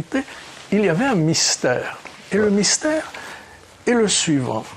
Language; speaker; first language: French; early bilingual, other home language; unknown